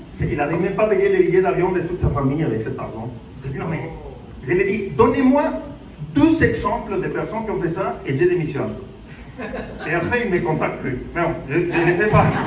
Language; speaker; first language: French; non-native, fluent; Spanish